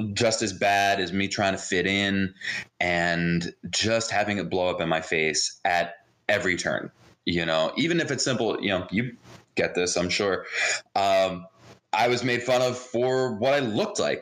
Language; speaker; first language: English; early bilingual, other home language; Hebrew